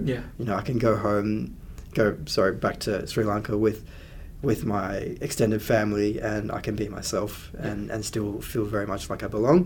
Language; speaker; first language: English; native; English